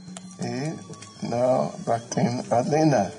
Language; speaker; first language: Russian; non-native, learner; English